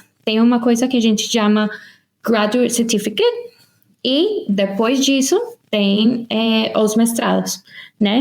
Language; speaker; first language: Portuguese; non-native, fluent; Spanish